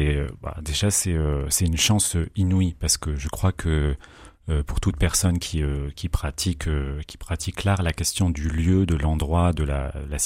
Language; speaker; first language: French; native; French